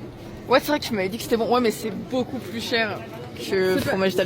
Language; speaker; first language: French; native; French